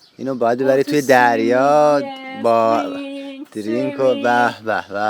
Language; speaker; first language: Persian; native; Persian